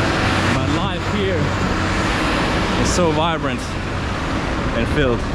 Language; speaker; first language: English; non-native, fluent; Finnish